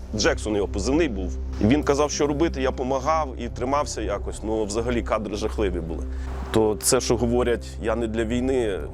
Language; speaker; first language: Ukrainian; native; Ukrainian